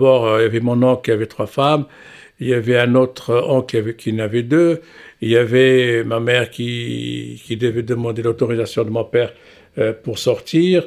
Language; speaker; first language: French; non-native, local second language; Arabic